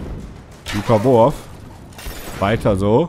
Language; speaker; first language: German; native; German